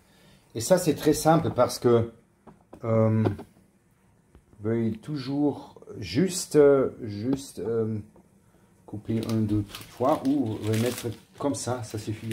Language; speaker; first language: French; non-native, learner; German